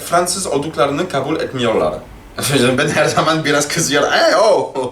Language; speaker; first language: Turkish; non-native, learner; French